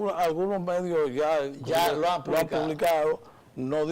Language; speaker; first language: Spanish; native; Spanish